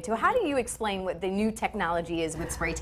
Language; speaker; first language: English; native; English